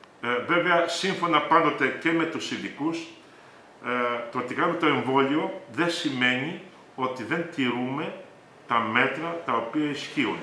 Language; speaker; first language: Greek; native; Greek